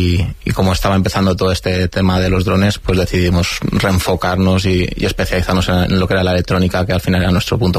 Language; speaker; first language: Spanish; native; Spanish